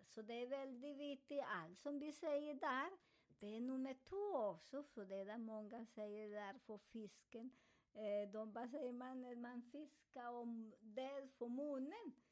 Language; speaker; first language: Swedish; non-native, fluent; Spanish